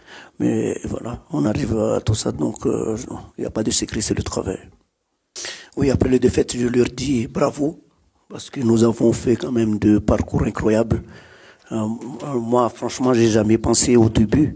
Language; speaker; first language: French; non-native, local second language; Malagasy